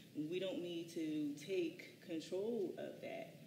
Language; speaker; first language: English; native; English